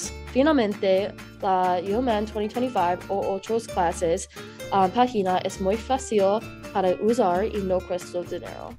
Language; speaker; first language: Spanish; non-native, learner; English